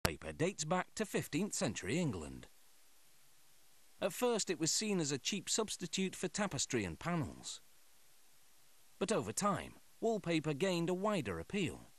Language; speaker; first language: English; native; English